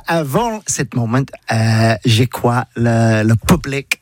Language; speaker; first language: French; non-native, learner; English